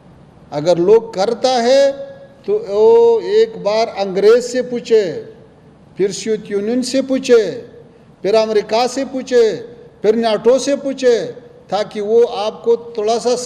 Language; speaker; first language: Hindi; non-native, fluent; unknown